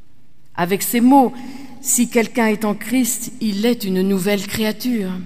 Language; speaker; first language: French; native; French